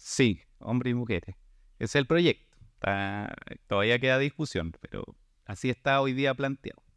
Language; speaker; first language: Spanish; native; Spanish